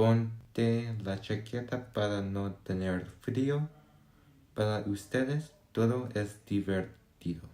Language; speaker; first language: Spanish; non-native, learner; English